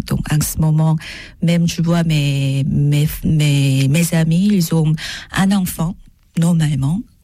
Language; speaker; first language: French; non-native, learner; Korean